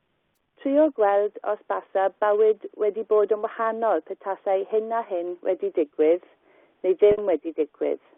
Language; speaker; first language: Welsh; non-native, learner; English